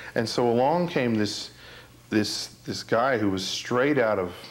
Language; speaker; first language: English; native; English